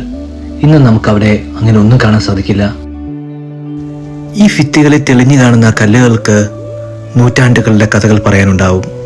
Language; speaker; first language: Malayalam; native; Malayalam